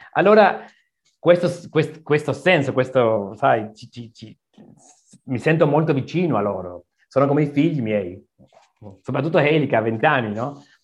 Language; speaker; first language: Italian; non-native, learner; Spanish